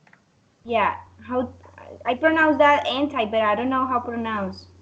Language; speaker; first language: English; non-native, learner; Spanish